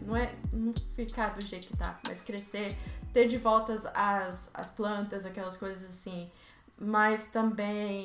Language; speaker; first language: Portuguese; early bilingual, heritage; Portuguese